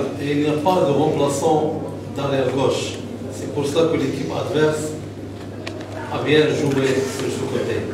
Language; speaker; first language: French; non-native, local second language; Arabic